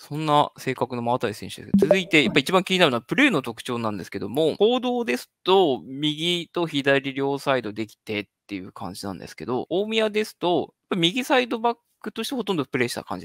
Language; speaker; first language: Japanese; native; Japanese